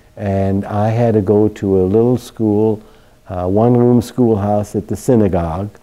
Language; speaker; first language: English; early bilingual, other home language; German